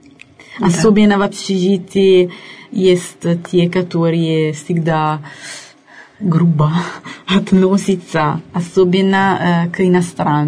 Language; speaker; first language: Russian; non-native, fluent; Italian